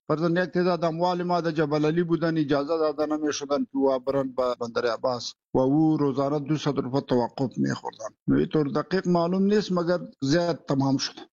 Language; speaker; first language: Persian; non-native, local second language; Pashto